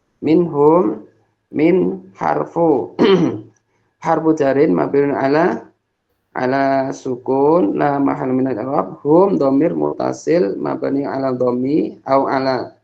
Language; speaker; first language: Arabic; non-native, learner; Indonesian